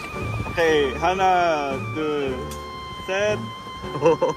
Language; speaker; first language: Korean; non-native, learner; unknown